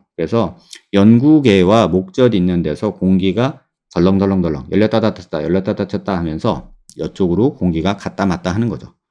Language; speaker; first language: Korean; native; Korean